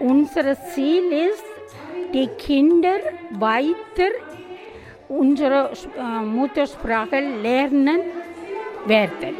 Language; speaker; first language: German; non-native, learner; Tamil